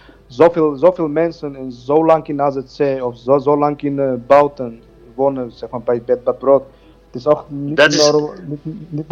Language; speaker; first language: Dutch; non-native, learner; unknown